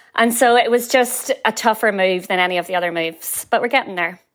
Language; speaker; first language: English; native; English